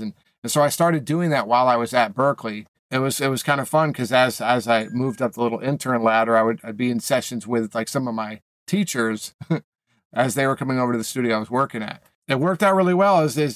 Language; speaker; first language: English; native; English